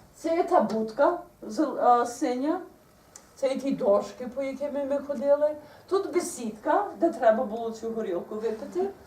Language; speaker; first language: Ukrainian; early bilingual, heritage; Ukrainian